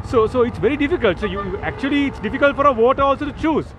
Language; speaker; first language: English; non-native, local second language; Sinhala